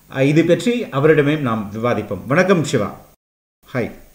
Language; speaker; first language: Tamil; native; Tamil